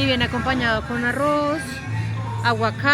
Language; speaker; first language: Spanish; native; Spanish